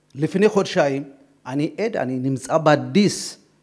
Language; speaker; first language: Hebrew; non-native, fluent; Amharic